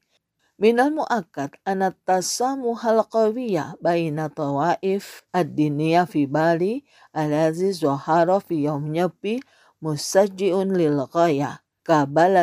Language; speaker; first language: Arabic; non-native, fluent; Indonesian